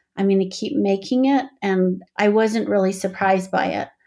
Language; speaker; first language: English; native; English